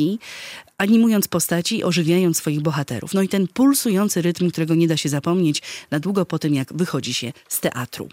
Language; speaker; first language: Polish; native; Polish